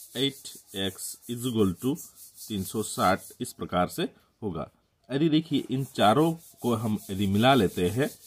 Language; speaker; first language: Hindi; non-native, local second language; Marathi